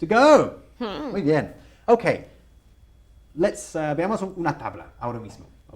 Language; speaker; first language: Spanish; non-native, fluent; English